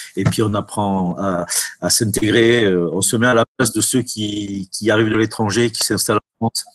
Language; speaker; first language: French; native; French